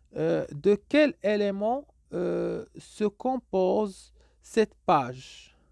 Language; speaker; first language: French; non-native, local second language; Arabic